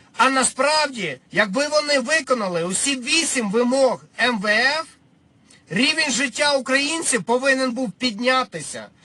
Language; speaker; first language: Ukrainian; non-native, local second language; Russian